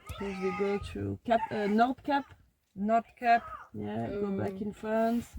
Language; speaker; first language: English; non-native, learner; French